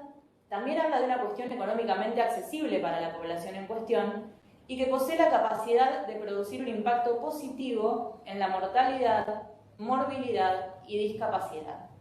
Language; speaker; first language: Spanish; native; Spanish